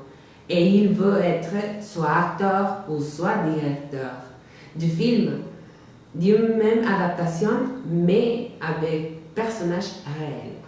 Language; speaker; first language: French; non-native, learner; Spanish